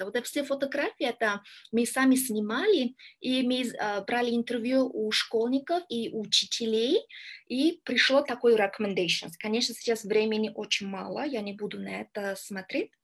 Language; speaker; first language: Russian; non-native, learner; Kyrgyz